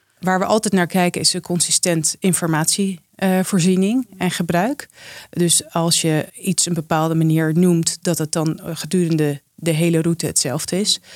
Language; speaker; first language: Dutch; native; Dutch